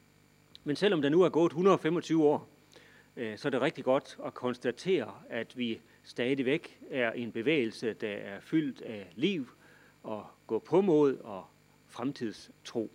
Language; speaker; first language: Danish; native; Danish